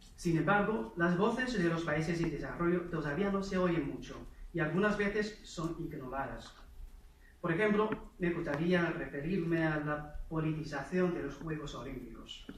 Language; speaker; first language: Spanish; non-native, fluent; Chinese